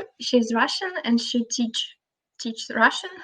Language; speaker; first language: English; non-native, fluent; Russian